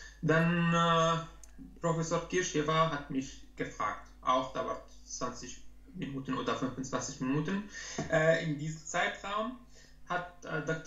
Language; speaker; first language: German; non-native, learner; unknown